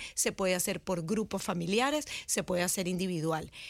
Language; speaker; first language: Spanish; native; Spanish